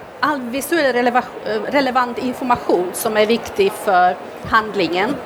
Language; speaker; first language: Swedish; non-native, fluent; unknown